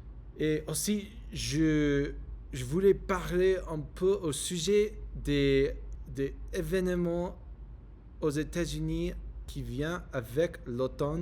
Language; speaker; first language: French; non-native, learner; English